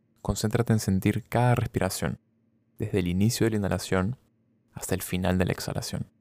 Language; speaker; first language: Spanish; native; Spanish